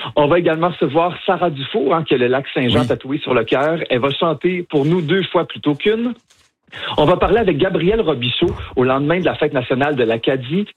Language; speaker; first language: French; native; French